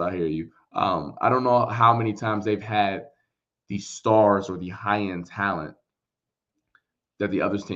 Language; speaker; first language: English; native; English